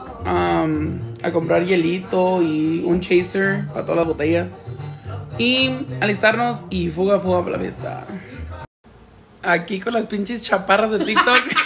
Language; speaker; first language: Spanish; early bilingual, heritage; Spanish